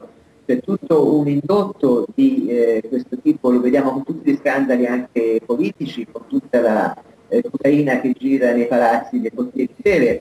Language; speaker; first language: Italian; native; Italian